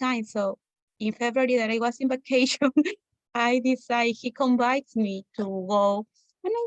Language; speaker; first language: English; non-native, learner; Spanish